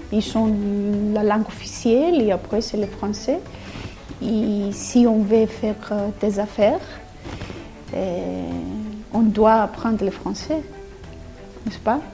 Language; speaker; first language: French; non-native, fluent; Greek